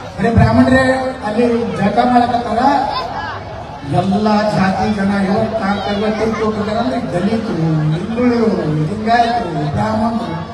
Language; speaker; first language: Kannada; native; Kannada